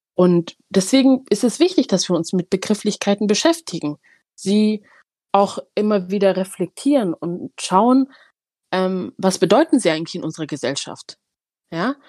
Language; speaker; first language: German; early bilingual, other home language; Tigrinya